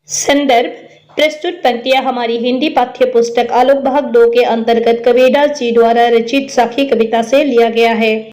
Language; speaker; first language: Hindi; non-native, local second language; Assamese